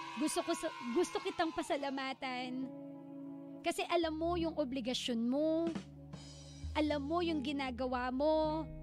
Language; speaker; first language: Filipino; native; Filipino